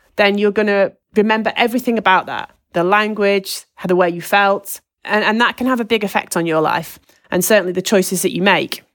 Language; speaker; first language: English; native; English